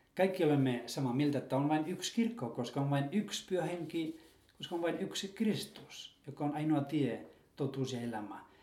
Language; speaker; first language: Finnish; non-native, fluent; Spanish